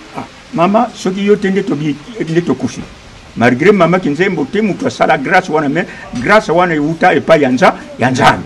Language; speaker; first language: Lingala; non-native, local second language; Kongo